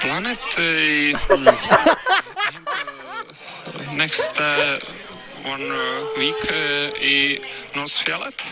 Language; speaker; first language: English; non-native, learner; German